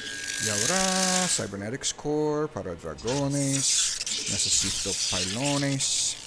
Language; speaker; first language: Spanish; non-native, learner; English